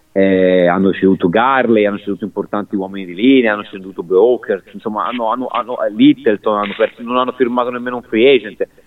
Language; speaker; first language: Italian; native; Italian